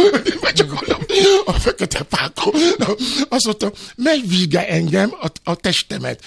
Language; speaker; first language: Hungarian; non-native, fluent; Yoruba